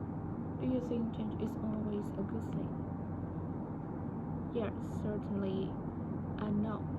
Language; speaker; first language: English; non-native, learner; Vietnamese